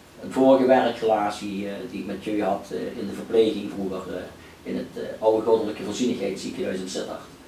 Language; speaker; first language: Dutch; native; Dutch